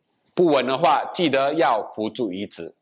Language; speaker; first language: Chinese; non-native, local second language; English